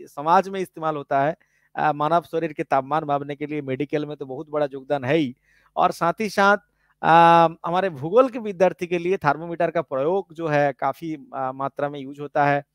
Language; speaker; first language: Hindi; non-native, local second language; Bangla